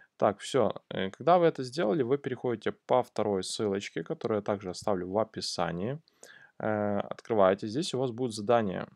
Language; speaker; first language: Russian; native; Russian